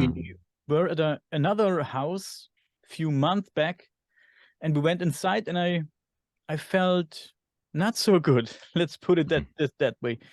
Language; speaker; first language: English; non-native, fluent; German